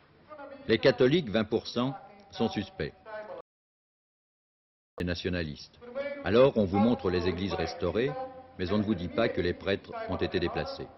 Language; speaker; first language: French; native; French